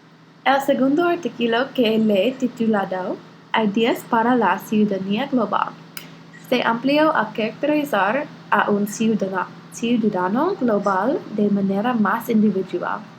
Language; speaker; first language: Spanish; non-native, learner; English